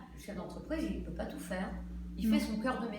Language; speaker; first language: French; native; French